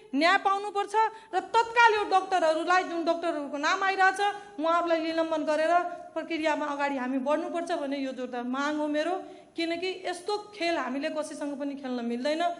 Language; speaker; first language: Nepali; non-native, local second language; Maithili